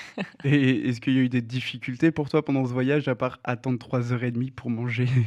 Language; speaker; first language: French; native; French